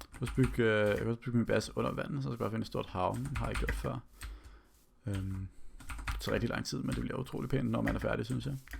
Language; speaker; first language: Danish; native; Danish